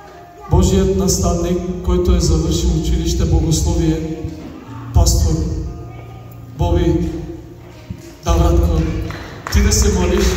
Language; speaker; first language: Bulgarian; non-native, local second language; Turkish